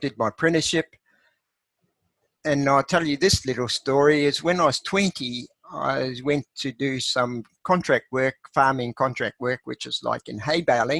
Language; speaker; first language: English; native; English